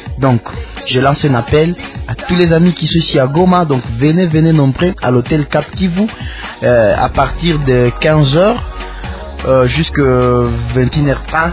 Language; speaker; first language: French; non-native, local second language; Nande